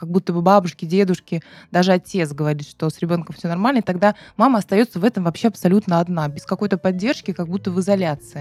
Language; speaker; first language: Russian; native; Russian